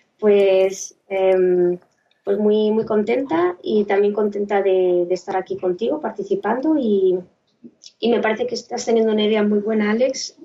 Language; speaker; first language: Spanish; native; Spanish